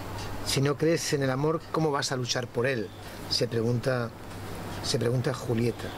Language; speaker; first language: Spanish; native; Spanish